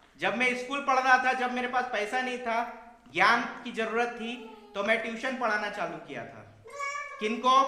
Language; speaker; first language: Hindi; native; Hindi